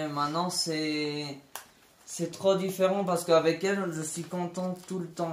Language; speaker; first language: French; non-native, learner; Spanish